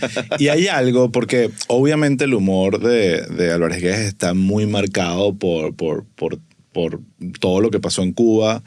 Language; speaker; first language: Spanish; native; Spanish